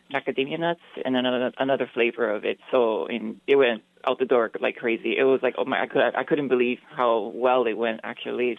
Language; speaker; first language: English; native; English